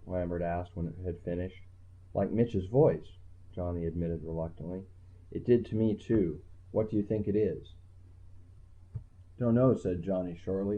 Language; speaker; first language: English; native; English